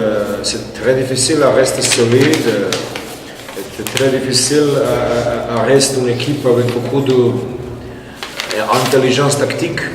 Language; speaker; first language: French; non-native, fluent; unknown